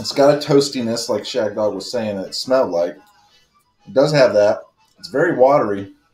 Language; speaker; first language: English; native; English